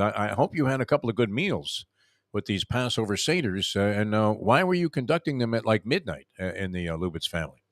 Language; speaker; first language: English; native; English